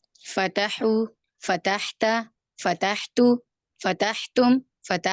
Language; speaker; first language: Arabic; non-native, learner; Urdu